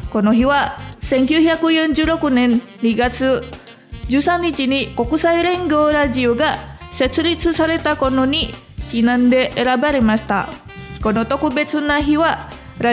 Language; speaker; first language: Japanese; non-native, fluent; Indonesian